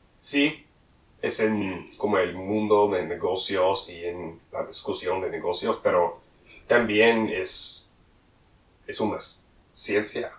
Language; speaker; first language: Spanish; non-native, learner; English